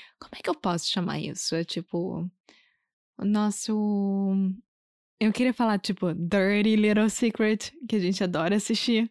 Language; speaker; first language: Portuguese; native; Portuguese